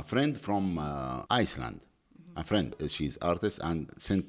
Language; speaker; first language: English; non-native, learner; Arabic